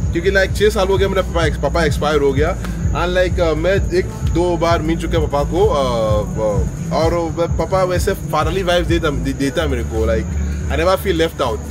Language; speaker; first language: Hindi; non-native, fluent; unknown